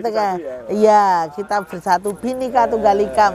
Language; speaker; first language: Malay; non-native, local second language; Javanese